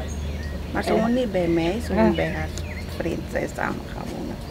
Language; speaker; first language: Dutch; non-native, local second language; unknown